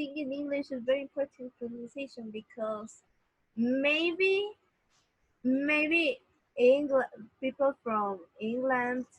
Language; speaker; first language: English; non-native, learner; Spanish